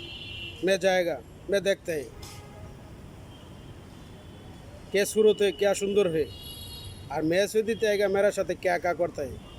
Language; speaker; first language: Hindi; non-native, learner; Bangla